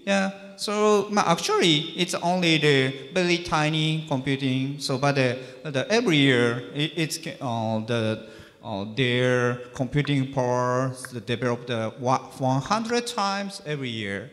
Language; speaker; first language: English; non-native, learner; Japanese